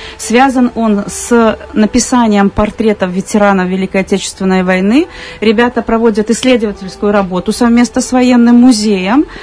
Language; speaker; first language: Russian; native; Russian